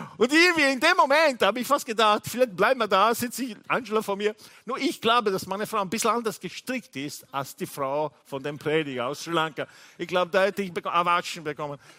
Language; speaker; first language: German; non-native, fluent; English